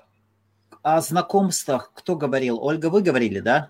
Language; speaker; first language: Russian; non-native, local second language; Latvian